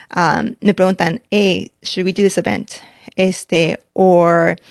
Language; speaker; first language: Spanish; early bilingual, heritage; Spanish